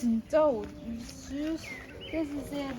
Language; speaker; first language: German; non-native, learner; Korean